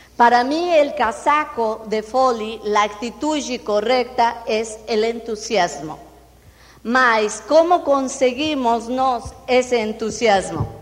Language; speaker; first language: Spanish; non-native, fluent; Portuguese